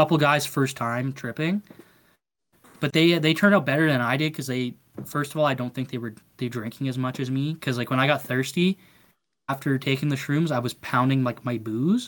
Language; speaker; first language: English; native; English